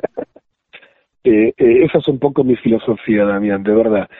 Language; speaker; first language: Spanish; native; Spanish